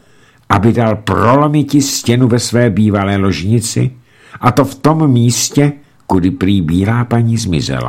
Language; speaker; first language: Czech; native; Czech